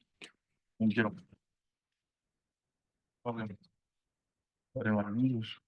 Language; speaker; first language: English; non-native, learner; Ukrainian